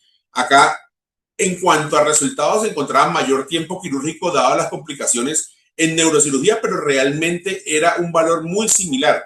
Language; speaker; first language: Spanish; native; Spanish